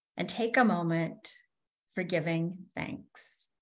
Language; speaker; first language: English; native; English